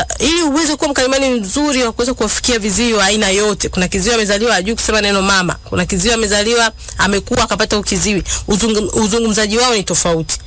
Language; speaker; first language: Swahili; non-native, local second language; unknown